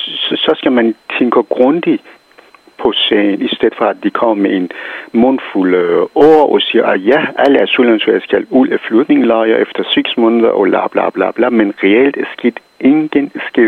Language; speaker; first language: Danish; non-native, fluent; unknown